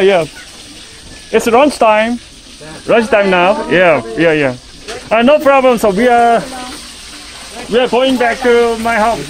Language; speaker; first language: English; non-native, learner; Korean